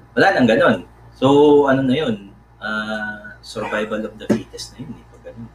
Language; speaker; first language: Filipino; non-native, local second language; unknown